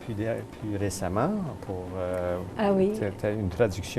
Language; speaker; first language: French; native; French